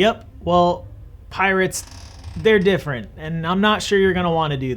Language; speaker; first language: English; native; English